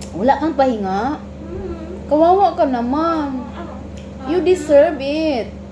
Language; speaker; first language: Filipino; non-native, local second language; Cebuano